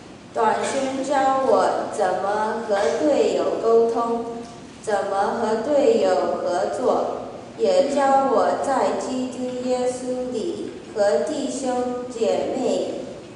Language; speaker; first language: Chinese; early bilingual, heritage; Chinese